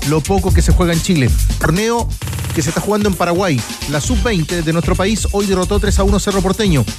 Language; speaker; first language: Spanish; native; Spanish